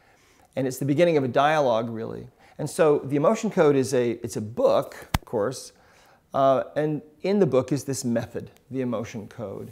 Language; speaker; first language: English; native; English